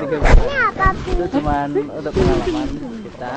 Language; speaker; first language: Indonesian; non-native, local second language; Javanese